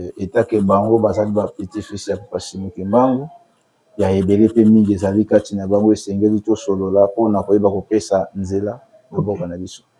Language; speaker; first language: Lingala; non-native, local second language; Kongo